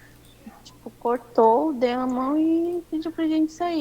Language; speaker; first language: Portuguese; native; Portuguese